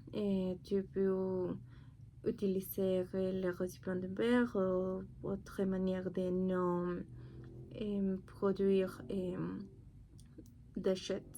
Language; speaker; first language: French; non-native, learner; Spanish